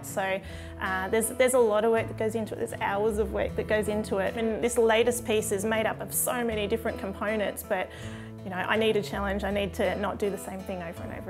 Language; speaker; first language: English; native; English